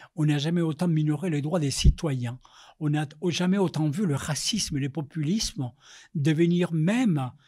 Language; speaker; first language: French; non-native, fluent; Spanish